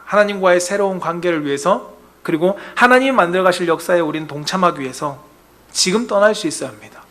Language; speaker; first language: Korean; native; Korean